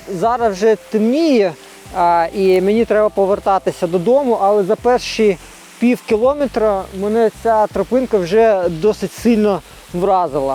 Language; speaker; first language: Ukrainian; non-native, local second language; Russian